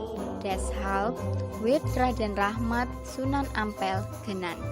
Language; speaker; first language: German; non-native, learner; Indonesian